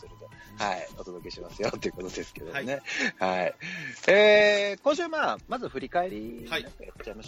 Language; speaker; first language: Japanese; native; Japanese